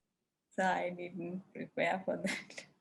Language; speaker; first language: English; non-native, learner; Sinhala